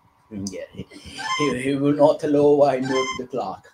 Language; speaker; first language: English; non-native, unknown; Portuguese